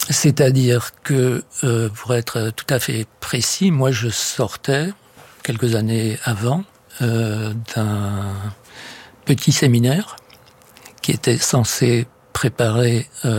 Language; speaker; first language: French; native; French